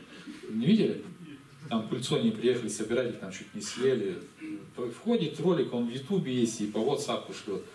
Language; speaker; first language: Russian; native; Russian